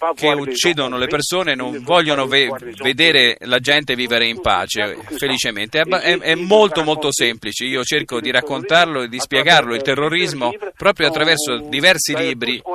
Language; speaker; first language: Italian; non-native, fluent; Arabic